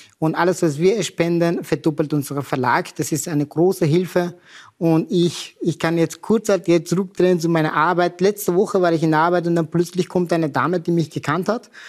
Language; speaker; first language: German; non-native, fluent; Persian